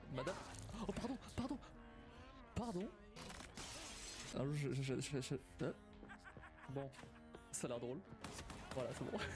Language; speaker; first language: French; native; French